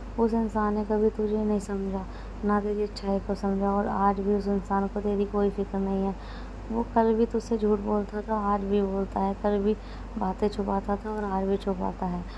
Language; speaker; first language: Hindi; native; Hindi